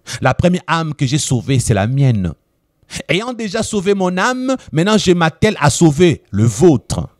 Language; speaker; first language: French; non-native, local second language; Lingala